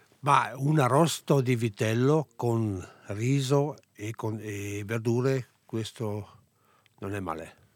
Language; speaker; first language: Italian; non-native, local second language; German